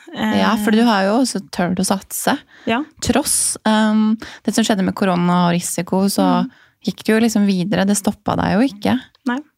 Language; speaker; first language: Norwegian; native; Norwegian